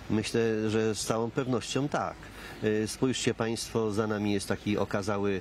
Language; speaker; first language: Polish; native; Polish